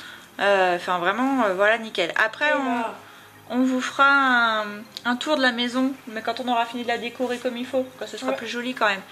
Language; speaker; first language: French; native; French